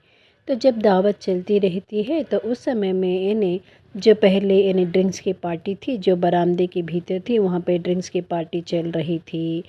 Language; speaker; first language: Hindi; non-native, local second language; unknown